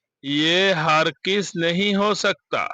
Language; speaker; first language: Hindi; non-native, fluent; Bangla